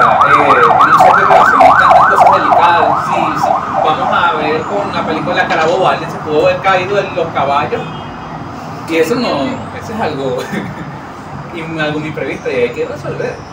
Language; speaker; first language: Spanish; native; Spanish